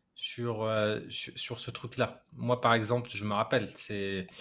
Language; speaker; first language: French; non-native, local second language; Arabic